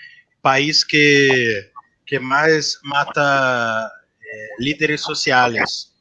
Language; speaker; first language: Spanish; non-native, learner; Portuguese